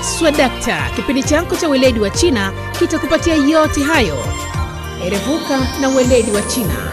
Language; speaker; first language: Swahili; native; Swahili